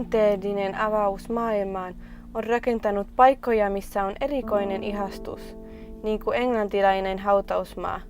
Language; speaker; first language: Finnish; non-native, learner; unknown